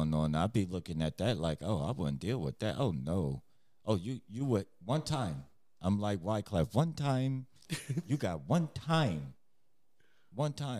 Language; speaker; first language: English; native; English